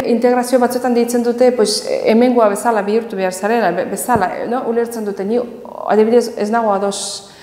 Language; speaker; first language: Basque; non-native, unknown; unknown